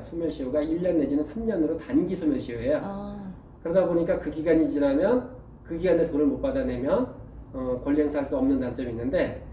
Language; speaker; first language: Korean; native; Korean